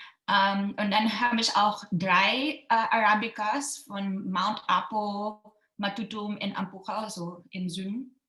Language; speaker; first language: German; non-native, learner; Filipino